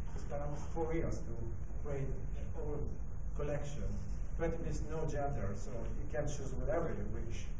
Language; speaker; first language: English; non-native, learner; Italian